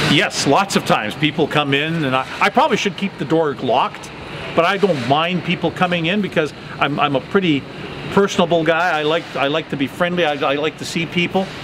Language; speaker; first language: English; native; English